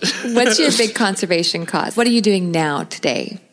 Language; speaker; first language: English; native; English